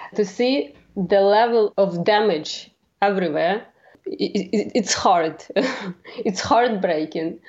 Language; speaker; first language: English; non-native, fluent; Ukrainian